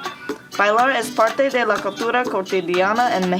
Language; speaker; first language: Spanish; non-native, learner; English